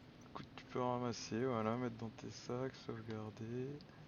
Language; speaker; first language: French; native; French